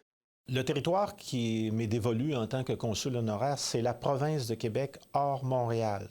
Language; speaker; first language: French; native; French